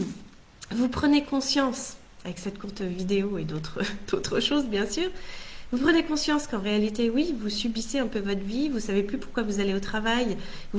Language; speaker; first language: French; native; French